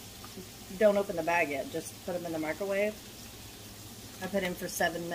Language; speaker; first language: English; native; English